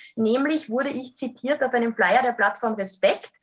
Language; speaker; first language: German; native; German